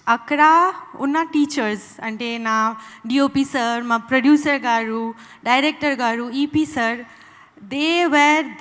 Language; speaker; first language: Telugu; non-native, local second language; Bangla